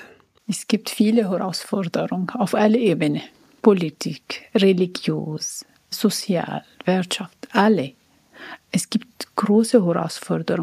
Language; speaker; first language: German; non-native, learner; Arabic